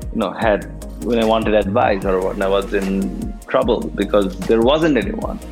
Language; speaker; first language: English; non-native, local second language; Bangla